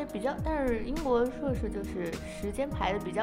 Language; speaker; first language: Chinese; native; Chinese